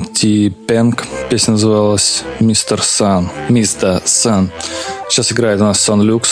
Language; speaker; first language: Russian; native; Russian